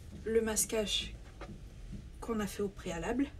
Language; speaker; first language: French; native; French